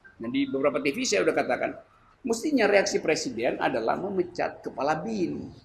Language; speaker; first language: Indonesian; native; Indonesian